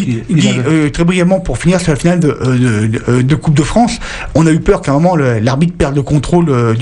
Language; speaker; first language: French; native; French